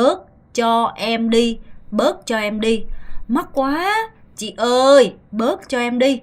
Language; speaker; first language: Vietnamese; non-native, fluent; Korean